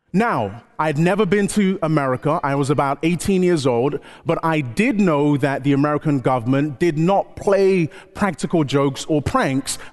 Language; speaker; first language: English; early bilingual, other home language; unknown